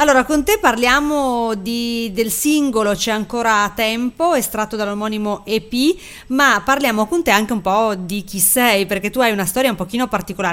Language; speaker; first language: Italian; native; Italian